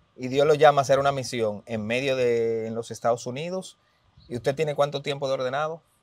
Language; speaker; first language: Spanish; native; Spanish